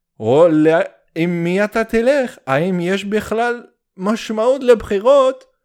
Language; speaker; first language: Hebrew; early bilingual, heritage; Hebrew